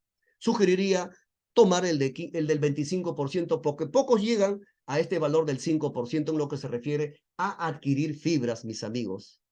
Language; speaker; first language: Spanish; native; Spanish